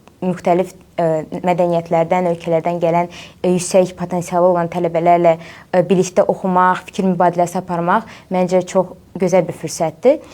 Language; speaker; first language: Azerbaijani; native; Azerbaijani